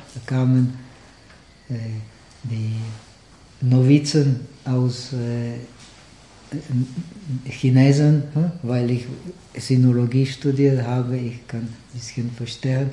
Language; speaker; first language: German; non-native, fluent; Czech